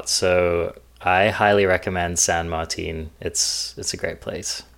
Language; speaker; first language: English; native; English